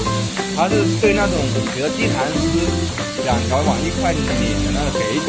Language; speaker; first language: Chinese; native; Chinese